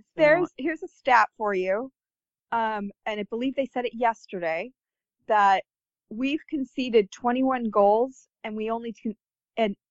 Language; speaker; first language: English; native; English